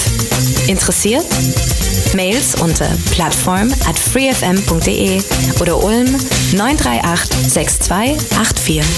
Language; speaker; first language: German; native; German